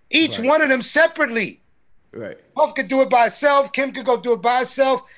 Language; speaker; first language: English; native; English